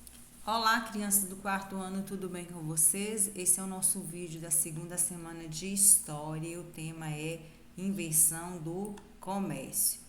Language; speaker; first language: Portuguese; native; Portuguese